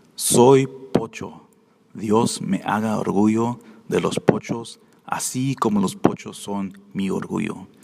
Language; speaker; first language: Spanish; early bilingual, heritage; Spanish